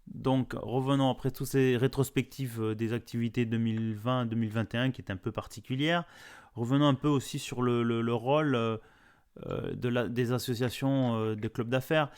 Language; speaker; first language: French; native; French